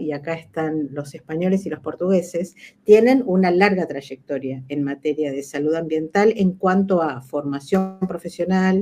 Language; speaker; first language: Spanish; native; Spanish